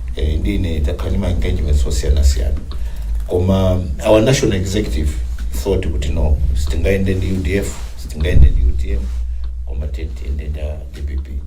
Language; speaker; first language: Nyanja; non-native, local second language; Tumbuka